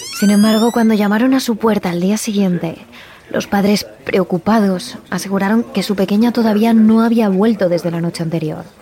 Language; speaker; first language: Spanish; native; Spanish